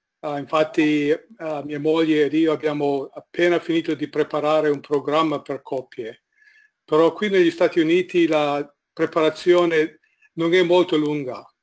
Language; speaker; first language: Italian; non-native, fluent; English